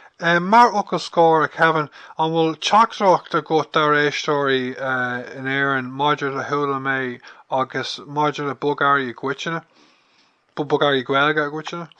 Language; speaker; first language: Irish; non-native, local second language; English